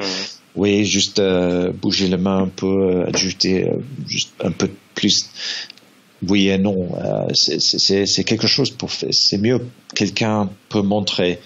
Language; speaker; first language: French; non-native, learner; English